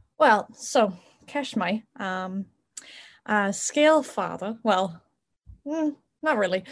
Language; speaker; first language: Irish; non-native, local second language; English